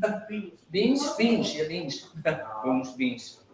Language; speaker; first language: English; non-native, fluent; Dutch